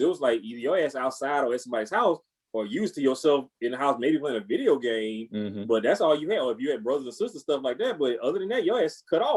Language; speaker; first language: English; native; English